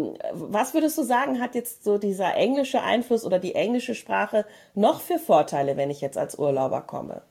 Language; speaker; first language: German; native; German